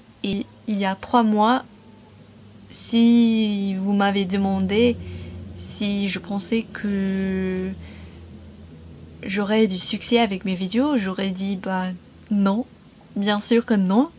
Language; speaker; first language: French; non-native, fluent; English